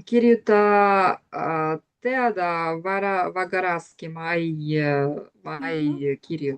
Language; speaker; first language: Estonian; non-native, learner; Russian